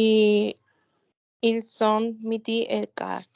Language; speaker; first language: French; non-native, learner; Spanish